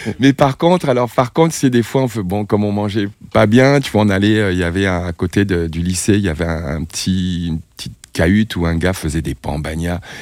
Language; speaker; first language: French; native; French